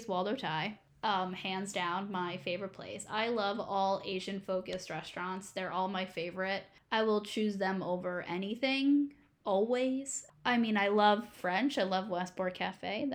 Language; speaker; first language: English; native; English